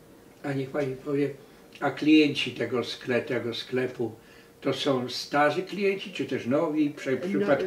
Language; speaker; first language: Polish; native; Polish